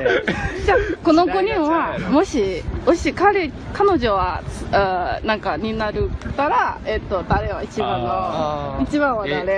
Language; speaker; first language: Japanese; non-native, learner; Chinese